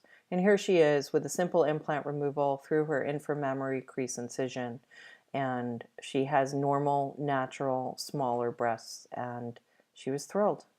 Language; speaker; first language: English; native; English